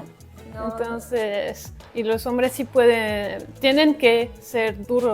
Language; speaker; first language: Spanish; non-native, fluent; French